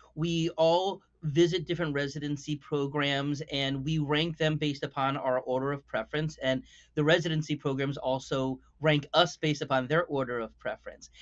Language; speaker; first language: English; native; English